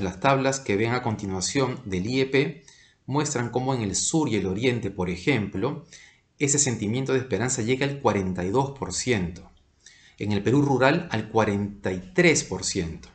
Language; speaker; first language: Spanish; native; Spanish